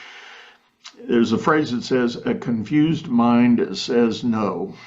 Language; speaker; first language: English; native; English